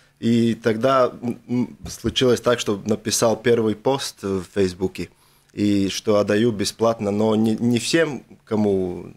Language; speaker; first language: Russian; non-native, local second language; Latvian